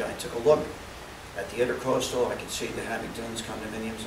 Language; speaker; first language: English; native; English